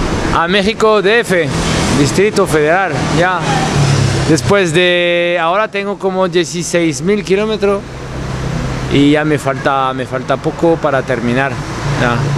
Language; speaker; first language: Spanish; non-native, learner; French